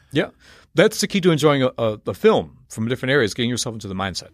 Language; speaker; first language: English; native; English